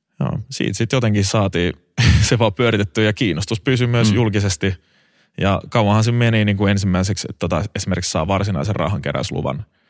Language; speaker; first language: Finnish; native; Finnish